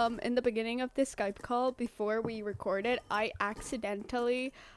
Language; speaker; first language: English; non-native, fluent; Finnish